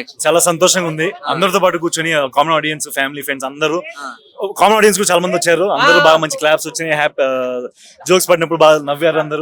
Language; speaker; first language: Telugu; native; Telugu